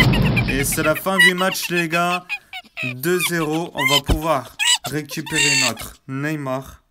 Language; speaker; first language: French; native; French